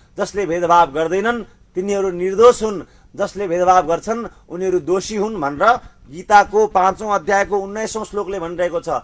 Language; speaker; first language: Nepali; native; Nepali